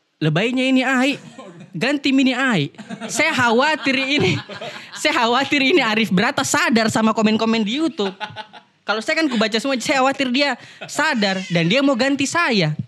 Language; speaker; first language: Indonesian; native; Indonesian